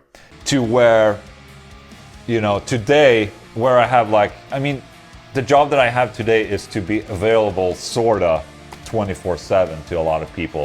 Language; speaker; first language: English; non-native, fluent; Swedish